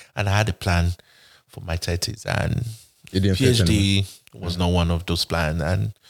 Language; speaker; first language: English; non-native, local second language; Bini